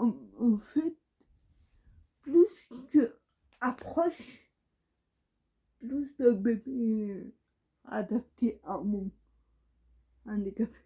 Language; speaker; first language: French; non-native, learner; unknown